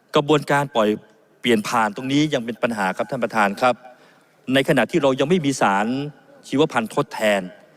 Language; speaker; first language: Thai; native; Thai